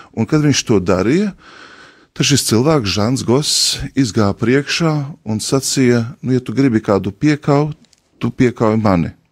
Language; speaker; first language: Latvian; native; Latvian